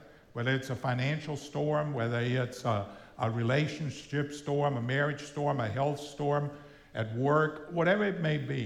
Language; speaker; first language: English; non-native, fluent; German